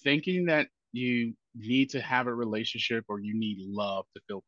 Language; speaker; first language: English; native; English